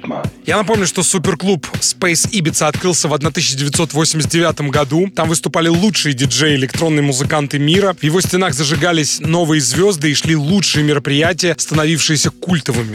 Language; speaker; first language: Russian; native; Russian